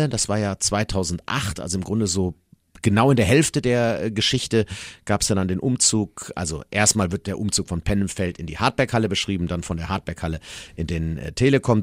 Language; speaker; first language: German; native; German